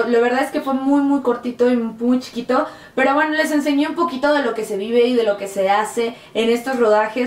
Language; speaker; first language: Spanish; native; Spanish